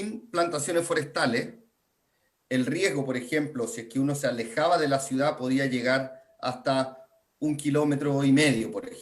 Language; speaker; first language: Spanish; native; Spanish